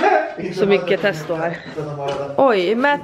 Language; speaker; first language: Swedish; native; Swedish